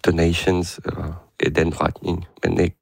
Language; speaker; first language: Danish; non-native, fluent; Ukrainian